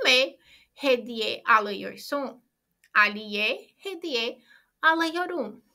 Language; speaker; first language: Turkish; non-native, fluent; Portuguese